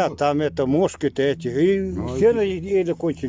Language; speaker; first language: Russian; non-native, local second language; Yakut